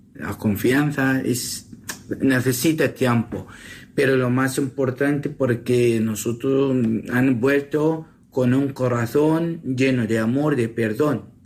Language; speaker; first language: Spanish; non-native, learner; Assyrian Neo-Aramaic